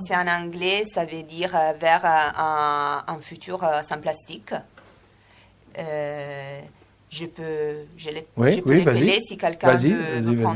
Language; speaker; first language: French; non-native, fluent; Italian